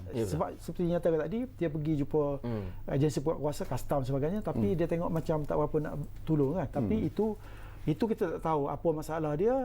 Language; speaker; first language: Malay; native; Malay